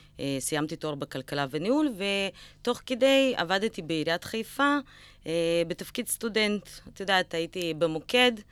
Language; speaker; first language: Hebrew; early bilingual, other home language; Russian